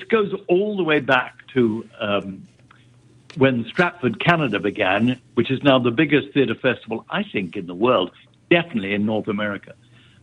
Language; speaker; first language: English; native; English